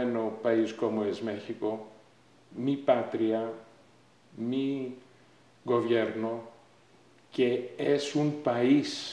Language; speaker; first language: Spanish; non-native, fluent; Greek